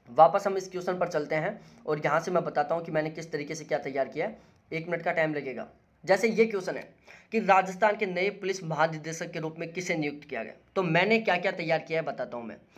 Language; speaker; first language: Hindi; native; Hindi